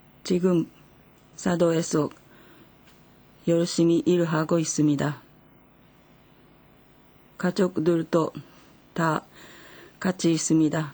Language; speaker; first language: Korean; non-native, fluent; Japanese